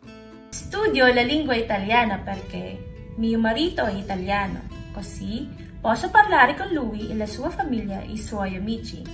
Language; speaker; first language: Italian; non-native, learner; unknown